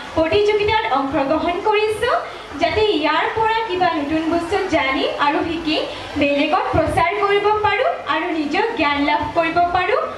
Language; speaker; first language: Assamese; non-native, local second language; Bangla